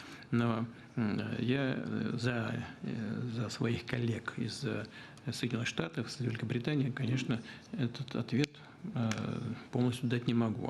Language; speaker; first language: Russian; native; Russian